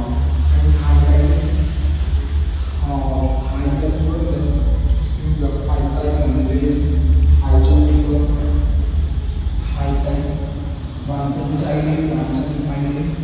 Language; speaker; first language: Vietnamese; non-native, learner; Hindi